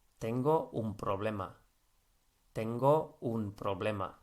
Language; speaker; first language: Spanish; non-native, fluent; English